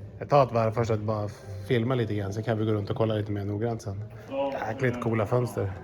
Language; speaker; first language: Swedish; native; Swedish